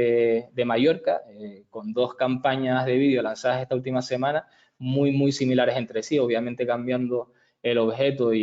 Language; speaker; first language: Spanish; native; Spanish